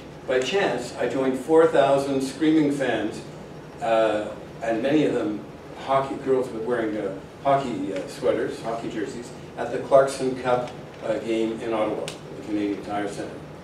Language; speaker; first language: English; native; English